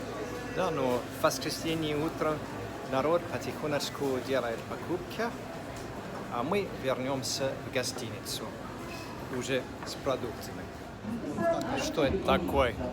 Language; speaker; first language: Russian; non-native, fluent; English